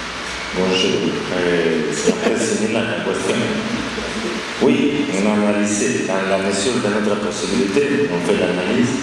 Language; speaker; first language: French; non-native, fluent; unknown